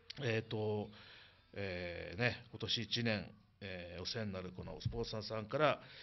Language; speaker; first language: Japanese; native; Japanese